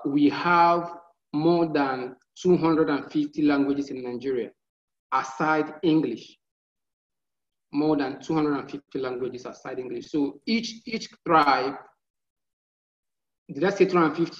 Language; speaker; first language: English; non-native, local second language; Igbo